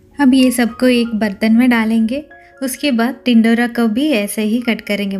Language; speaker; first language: Hindi; non-native, local second language; Malayalam